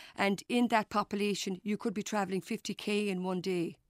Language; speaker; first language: English; native; English